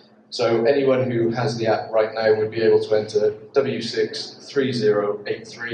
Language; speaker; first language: English; native; English